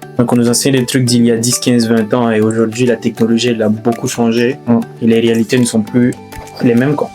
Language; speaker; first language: French; non-native, local second language; Fula